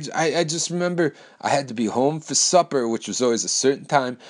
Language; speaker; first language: English; native; English